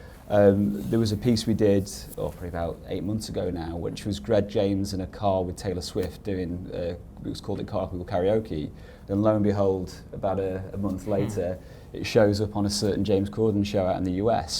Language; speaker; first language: English; native; English